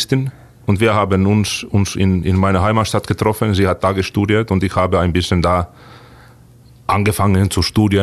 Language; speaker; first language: German; non-native, fluent; Finnish